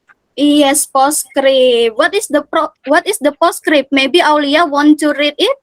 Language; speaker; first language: English; non-native, fluent; Indonesian